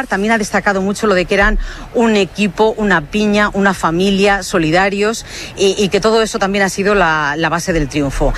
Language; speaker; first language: Spanish; native; Spanish